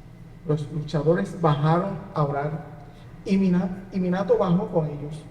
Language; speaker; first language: Spanish; native; Spanish